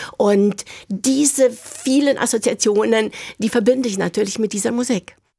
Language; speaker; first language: German; early bilingual, heritage; German